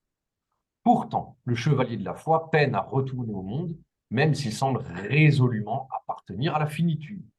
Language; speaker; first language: French; native; French